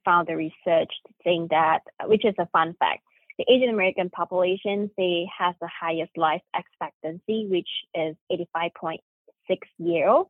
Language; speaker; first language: English; non-native, local second language; Chinese